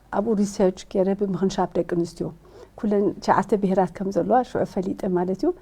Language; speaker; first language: Tigrinya; early bilingual, heritage; Tigrinya